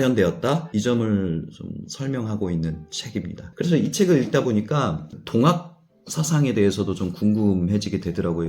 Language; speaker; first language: Korean; native; Korean